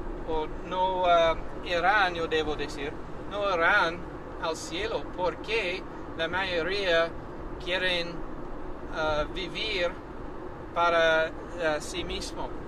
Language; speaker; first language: Spanish; non-native, learner; English